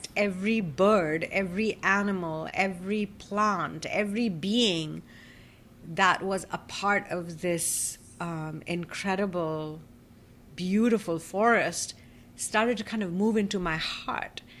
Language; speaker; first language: English; non-native, local second language; Bangla